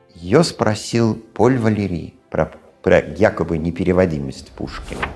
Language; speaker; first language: Russian; non-native, fluent; English